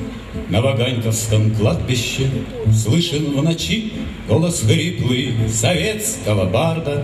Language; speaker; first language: Russian; native; Russian